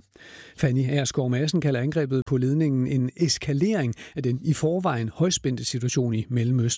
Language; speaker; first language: Danish; native; Danish